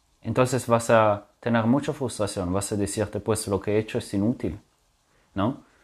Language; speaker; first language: Spanish; non-native, fluent; French